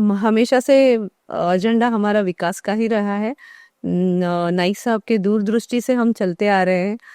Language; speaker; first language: Hindi; non-native, local second language; Marathi